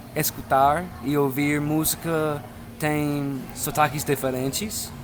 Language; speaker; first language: Portuguese; non-native, fluent; English